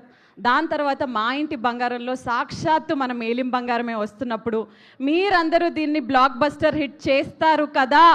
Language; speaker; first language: Telugu; native; Telugu